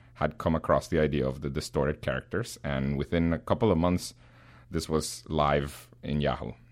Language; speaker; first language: English; non-native, fluent; Spanish